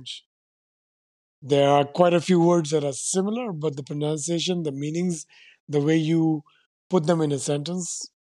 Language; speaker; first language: English; non-native, local second language; Sindhi